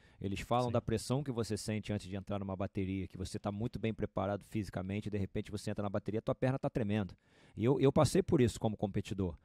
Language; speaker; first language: Portuguese; native; Portuguese